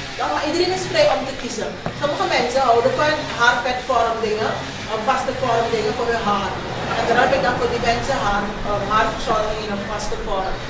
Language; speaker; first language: Dutch; native; Dutch